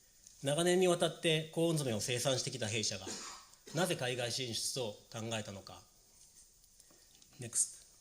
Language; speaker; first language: Japanese; native; Japanese